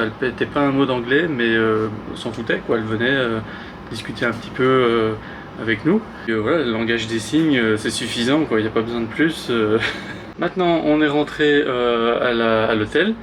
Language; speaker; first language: French; native; French